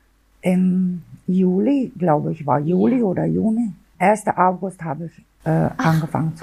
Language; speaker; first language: German; non-native, local second language; Albanian